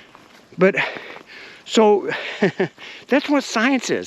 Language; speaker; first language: English; native; English